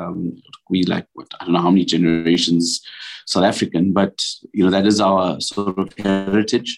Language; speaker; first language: English; native; English